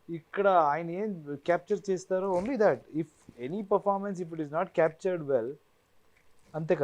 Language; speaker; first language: Telugu; non-native, learner; Kannada